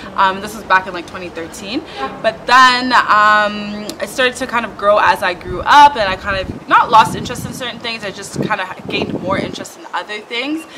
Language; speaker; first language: English; native; English